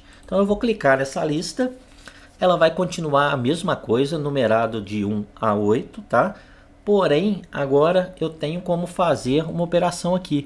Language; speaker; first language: Portuguese; native; Portuguese